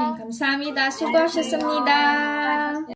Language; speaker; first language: Korean; non-native, learner; Filipino